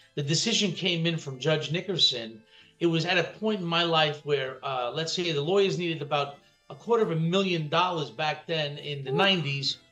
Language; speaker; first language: English; native; English